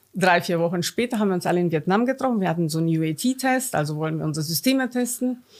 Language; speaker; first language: German; non-native, fluent; Romanian